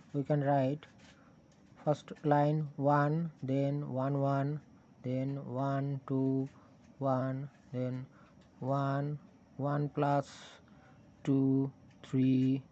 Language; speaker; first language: English; non-native, local second language; Bangla